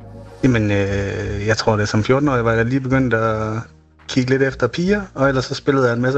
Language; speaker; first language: Danish; native; Danish